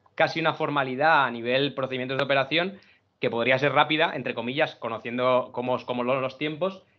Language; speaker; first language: Spanish; native; Spanish